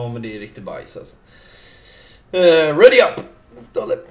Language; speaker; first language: Swedish; native; Swedish